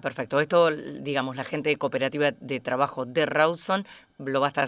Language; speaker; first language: Spanish; native; Spanish